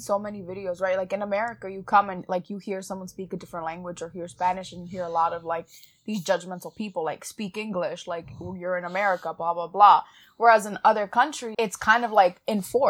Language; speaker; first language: English; early bilingual, other home language; Spanish